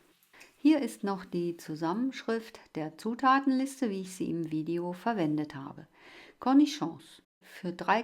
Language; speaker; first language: German; native; German